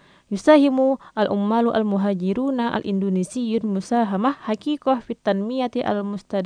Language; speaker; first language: Arabic; non-native, fluent; Indonesian